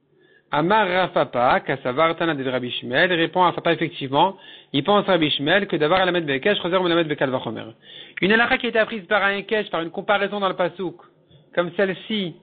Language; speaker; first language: French; native; French